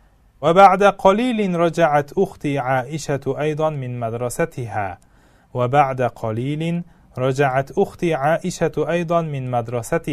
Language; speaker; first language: Arabic; non-native, fluent; Uzbek